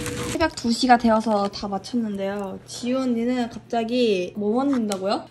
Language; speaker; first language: Korean; native; Korean